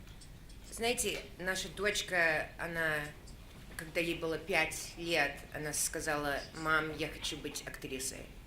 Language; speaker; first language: Russian; early bilingual, heritage; Russian